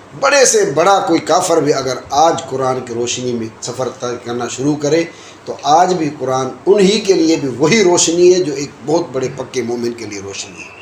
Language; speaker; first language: Urdu; non-native, local second language; Sindhi